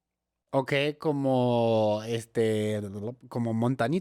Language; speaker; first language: Spanish; non-native, fluent; German